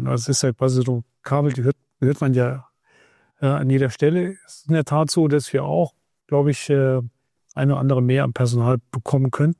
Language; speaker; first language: German; native; German